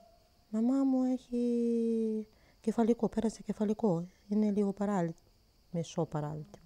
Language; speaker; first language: Greek; non-native, learner; Ukrainian